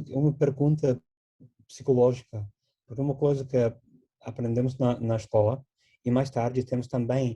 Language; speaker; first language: Portuguese; non-native, fluent; English